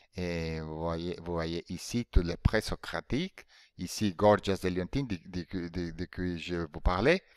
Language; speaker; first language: French; non-native, fluent; Spanish